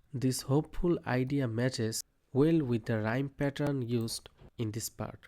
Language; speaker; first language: English; non-native, local second language; Bangla